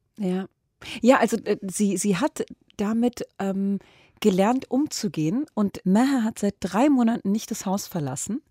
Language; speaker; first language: German; early bilingual, other home language; Arabic